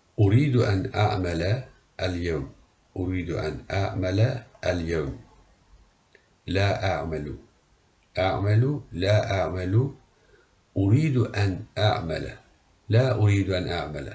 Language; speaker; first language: Arabic; non-native, learner; Turkish